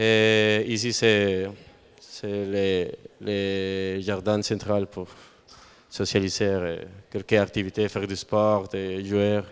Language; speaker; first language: French; non-native, learner; Spanish